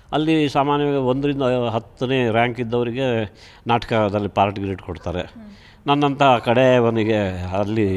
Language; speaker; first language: Kannada; early bilingual, other home language; Konkani